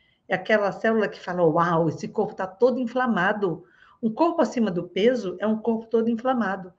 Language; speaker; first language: Portuguese; native; Portuguese